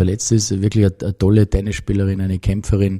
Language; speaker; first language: German; native; German